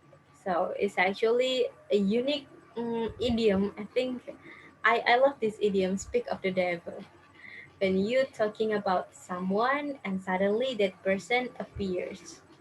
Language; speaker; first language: English; non-native, fluent; Indonesian